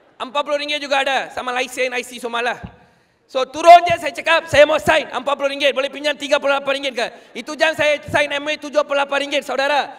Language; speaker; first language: Malay; non-native, local second language; Tamil